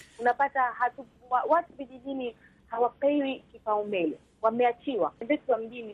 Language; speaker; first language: Swahili; native; Swahili